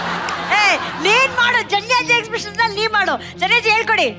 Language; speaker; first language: Kannada; native; Kannada